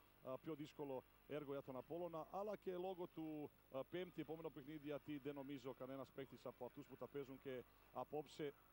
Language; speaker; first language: Greek; non-native, fluent; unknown